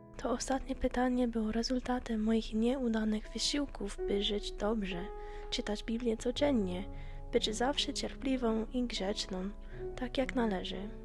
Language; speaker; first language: Polish; non-native, fluent; English